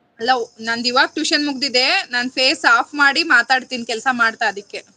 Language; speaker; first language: Kannada; native; Kannada